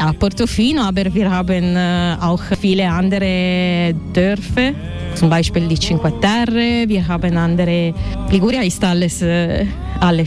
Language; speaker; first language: German; non-native, learner; Italian